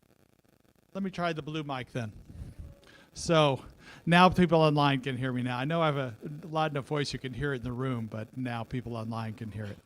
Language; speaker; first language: English; native; English